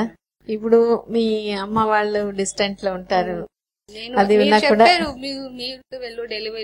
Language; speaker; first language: Telugu; non-native, learner; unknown